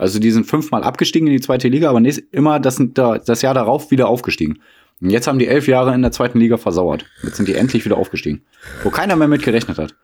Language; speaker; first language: German; native; German